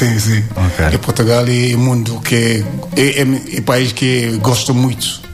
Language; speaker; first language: Portuguese; non-native, learner; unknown